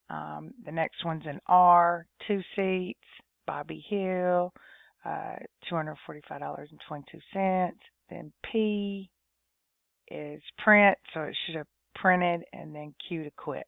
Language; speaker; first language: English; native; English